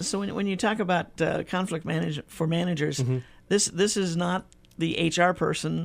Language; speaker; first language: English; native; English